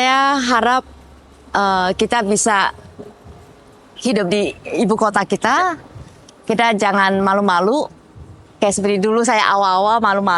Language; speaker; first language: Indonesian; early bilingual, heritage; Indonesian